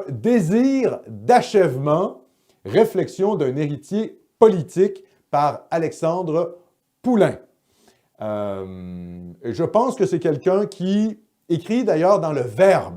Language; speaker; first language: French; native; French